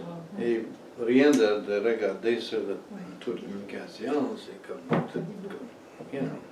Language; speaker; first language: French; non-native, fluent; English